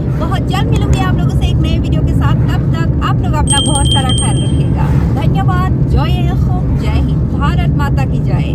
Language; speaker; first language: Hindi; non-native, local second language; Assamese